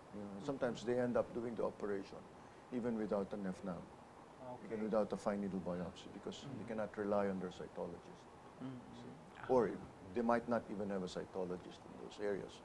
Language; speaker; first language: English; non-native, local second language; Filipino